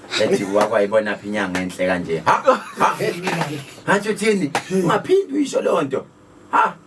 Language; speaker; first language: Zulu; native; Zulu